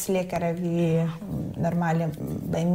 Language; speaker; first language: German; non-native, learner; Ukrainian